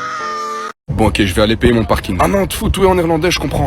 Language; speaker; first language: French; native; French